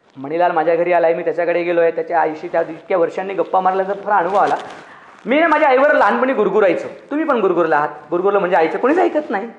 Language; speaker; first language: Marathi; non-native, local second language; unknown